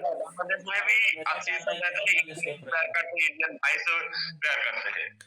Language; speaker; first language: Hindi; non-native, learner; Bangla